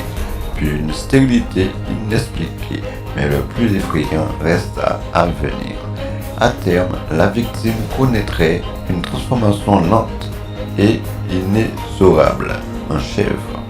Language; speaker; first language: French; native; French